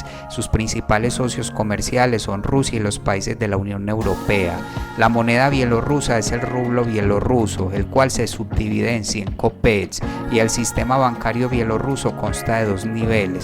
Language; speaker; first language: Spanish; native; Spanish